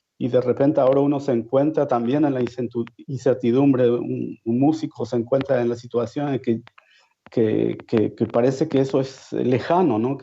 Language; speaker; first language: Spanish; native; Spanish